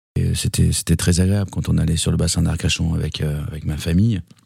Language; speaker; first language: French; native; French